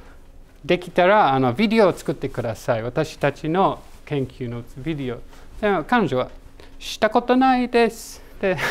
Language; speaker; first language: Japanese; non-native, learner; English